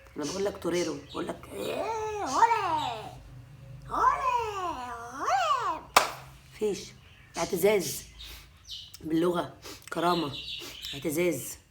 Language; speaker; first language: Arabic; native; Arabic